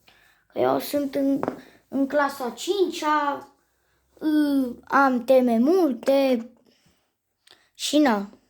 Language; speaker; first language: Romanian; native; Romanian